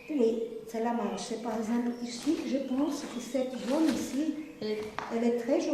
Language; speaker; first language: French; non-native, fluent; Portuguese